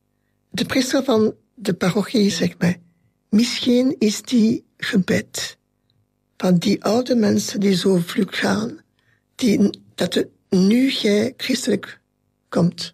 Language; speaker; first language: Dutch; non-native, local second language; French